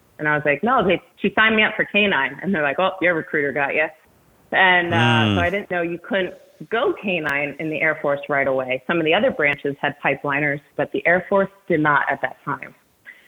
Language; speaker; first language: English; native; English